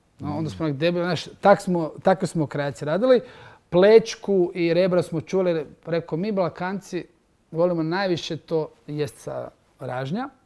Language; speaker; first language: Croatian; native; Croatian